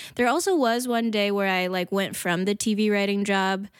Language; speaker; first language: English; native; English